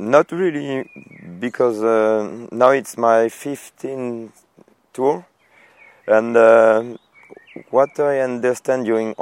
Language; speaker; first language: English; non-native, fluent; French